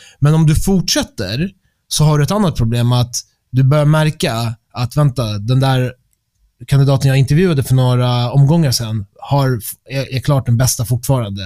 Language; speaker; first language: Swedish; early bilingual, other home language; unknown